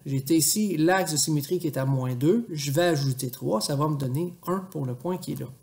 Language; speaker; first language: French; native; French